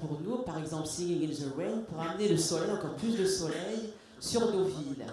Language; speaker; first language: French; native; French